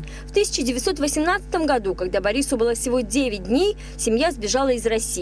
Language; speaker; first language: Russian; native; Russian